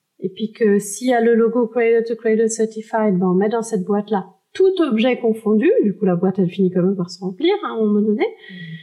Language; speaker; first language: French; early bilingual, heritage; French